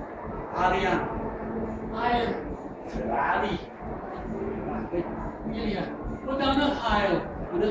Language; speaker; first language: Welsh; non-native, learner; English